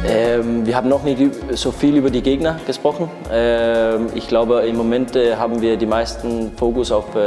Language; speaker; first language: German; non-native, learner; Danish